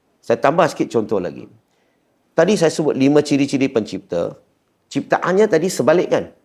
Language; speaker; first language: Malay; non-native, local second language; Chinese